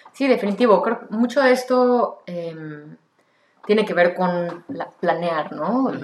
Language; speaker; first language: Spanish; native; Spanish